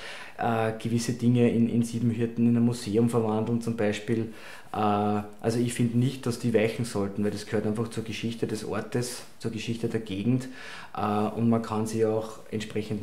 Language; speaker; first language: German; native; German